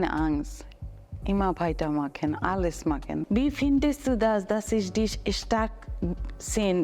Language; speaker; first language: German; non-native, learner; Bangla